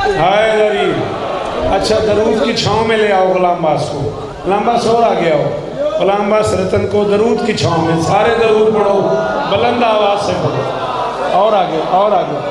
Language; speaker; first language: Urdu; non-native, local second language; Punjabi